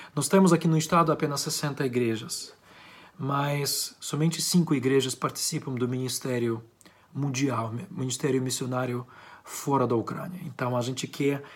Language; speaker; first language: Portuguese; non-native, fluent; Ukrainian